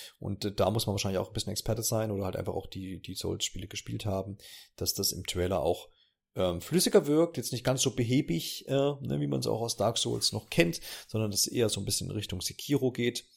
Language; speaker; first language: German; native; German